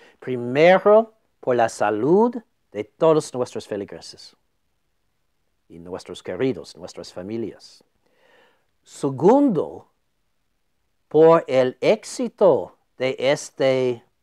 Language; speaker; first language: Spanish; non-native, fluent; English